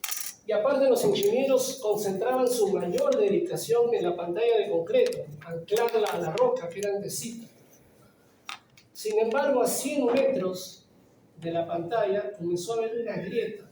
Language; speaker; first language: Spanish; native; Spanish